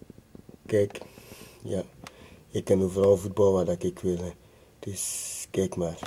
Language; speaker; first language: Dutch; non-native, fluent; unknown